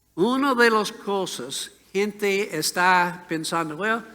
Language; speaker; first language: Spanish; non-native, learner; English